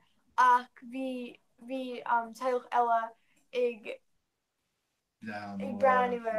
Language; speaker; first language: Irish; non-native, learner; English